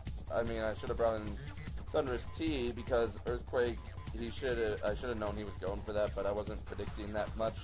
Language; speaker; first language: English; native; English